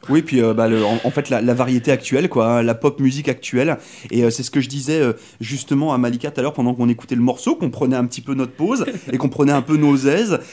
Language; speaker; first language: French; native; French